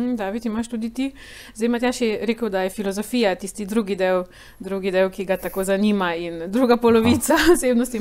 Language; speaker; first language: Slovenian; native; Slovenian